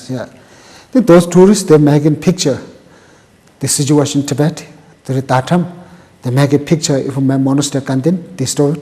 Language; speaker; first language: English; non-native, local second language; Tibetan